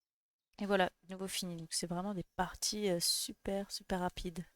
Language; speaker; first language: French; native; French